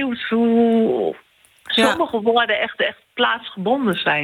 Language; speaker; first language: Dutch; native; Dutch